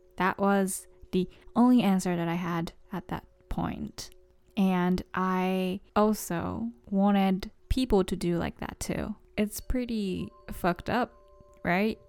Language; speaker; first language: English; non-native, fluent; Japanese